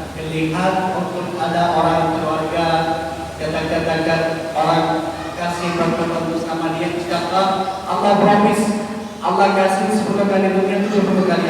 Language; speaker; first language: Indonesian; non-native, learner; Urdu